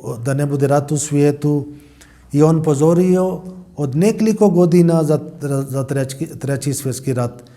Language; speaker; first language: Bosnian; non-native, learner; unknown